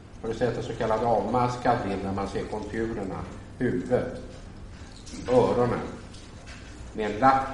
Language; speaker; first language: Swedish; native; Swedish